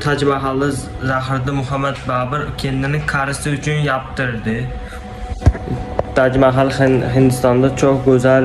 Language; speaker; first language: Turkish; non-native, learner; Uzbek